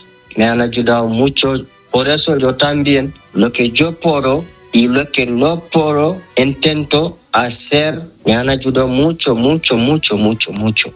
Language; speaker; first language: Spanish; non-native, learner; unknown